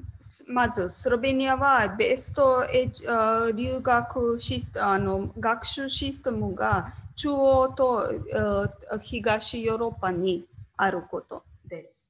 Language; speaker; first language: Japanese; non-native, learner; Slovenian